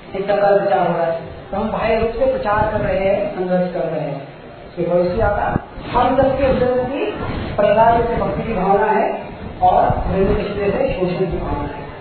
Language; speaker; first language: Hindi; non-native, local second language; Marathi